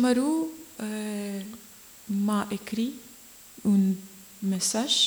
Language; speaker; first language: French; non-native, learner; Ukrainian